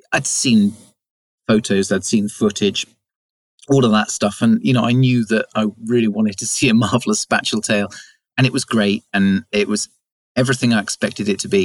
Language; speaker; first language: English; native; English